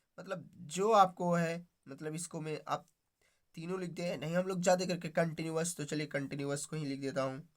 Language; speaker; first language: Hindi; native; Hindi